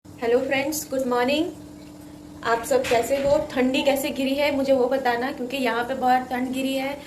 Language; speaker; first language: Hindi; non-native, local second language; Bangla